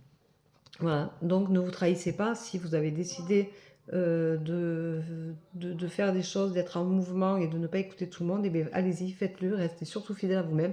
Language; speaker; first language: French; native; French